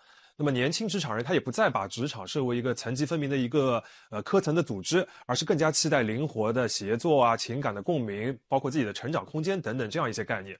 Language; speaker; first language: Chinese; native; Chinese